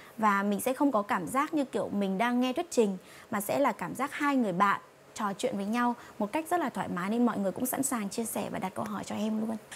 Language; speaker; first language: Vietnamese; non-native, local second language; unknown